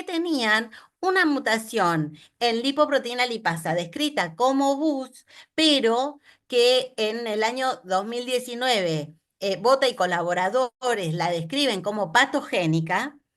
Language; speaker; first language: Spanish; native; Spanish